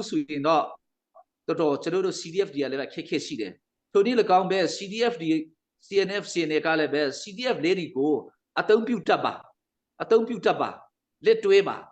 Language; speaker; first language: Burmese; non-native, local second language; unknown